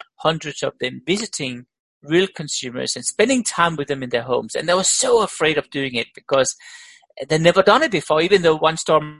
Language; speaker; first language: English; non-native, fluent; Danish